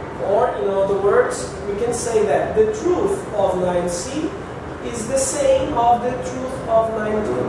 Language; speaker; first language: English; non-native, fluent; Portuguese